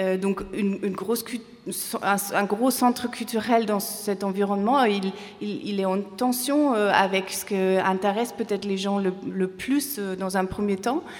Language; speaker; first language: French; non-native, fluent; German